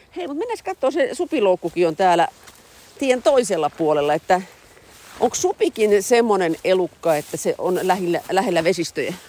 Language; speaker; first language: Finnish; native; Finnish